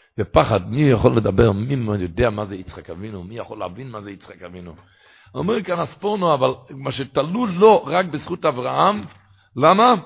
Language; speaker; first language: Hebrew; non-native, local second language; Yiddish